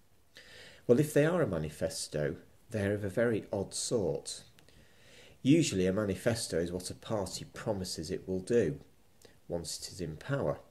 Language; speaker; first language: English; native; English